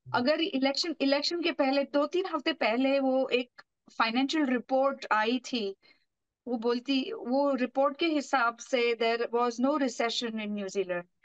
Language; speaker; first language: Hindi; non-native, local second language; Marathi